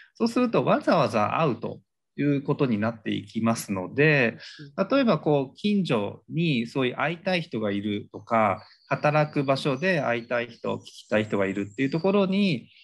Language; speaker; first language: Japanese; native; Japanese